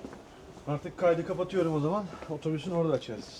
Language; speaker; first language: Turkish; native; Turkish